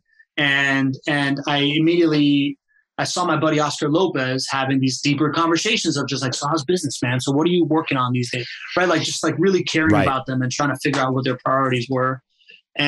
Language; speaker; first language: English; early bilingual, other home language; Spanish